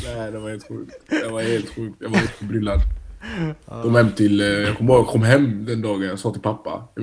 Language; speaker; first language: Swedish; early bilingual, other home language; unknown